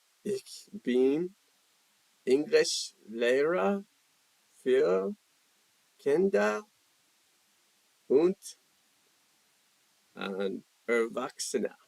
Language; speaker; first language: German; non-native, learner; English